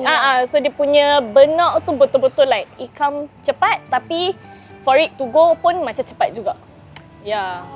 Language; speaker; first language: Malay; native; Malay